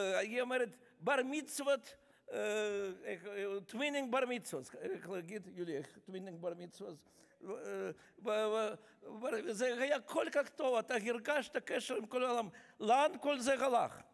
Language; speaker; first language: Hebrew; non-native, fluent; Russian